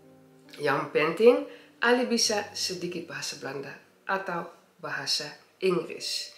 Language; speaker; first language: Indonesian; early bilingual, heritage; Indonesian